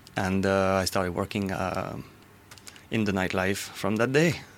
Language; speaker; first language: English; non-native, fluent; French